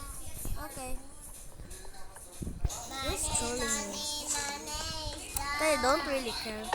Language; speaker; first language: English; non-native, local second language; Filipino